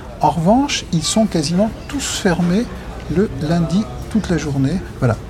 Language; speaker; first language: French; native; French